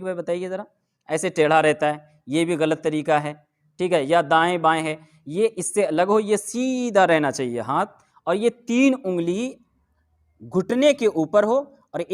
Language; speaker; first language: Urdu; native; Urdu